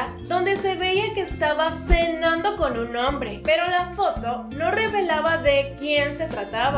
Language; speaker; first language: Spanish; native; Spanish